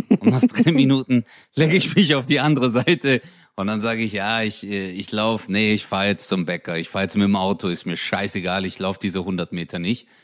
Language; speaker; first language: German; early bilingual, other home language; Turkish